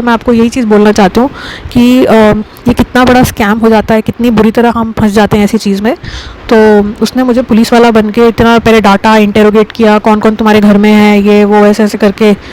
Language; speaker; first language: Hindi; native; Hindi